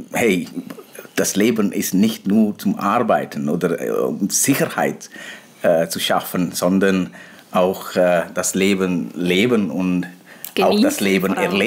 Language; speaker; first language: German; non-native, fluent; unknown